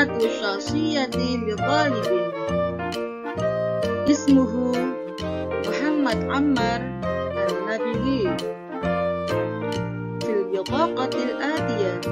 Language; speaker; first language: Arabic; non-native, fluent; Indonesian